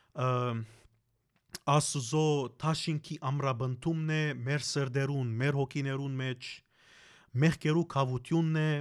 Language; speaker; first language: Armenian; early bilingual, heritage; Armenian